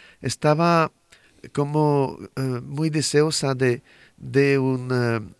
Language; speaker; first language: Spanish; non-native, fluent; French